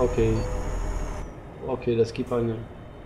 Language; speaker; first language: German; non-native, fluent; French